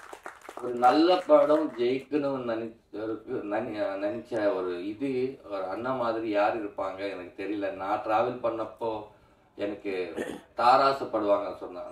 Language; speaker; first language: Tamil; non-native, learner; Telugu